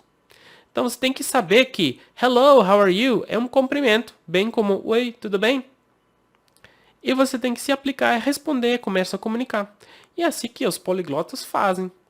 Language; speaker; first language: Portuguese; non-native, fluent; English